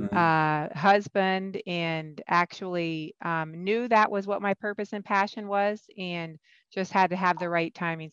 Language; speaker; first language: English; native; English